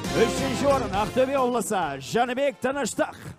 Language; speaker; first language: Kazakh; native; Kazakh